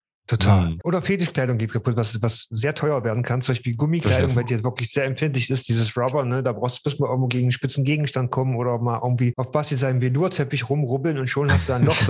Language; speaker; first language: German; native; German